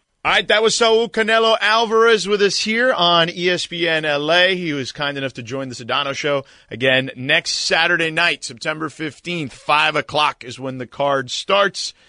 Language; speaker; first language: English; early bilingual, other home language; Spanish